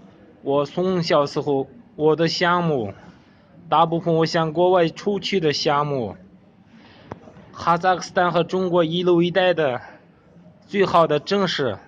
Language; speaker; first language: Chinese; non-native, local second language; Kazakh